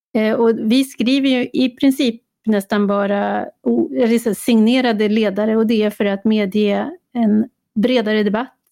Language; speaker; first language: Swedish; native; Swedish